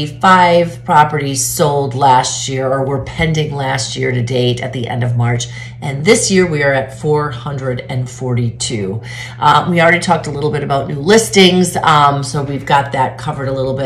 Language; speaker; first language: English; native; English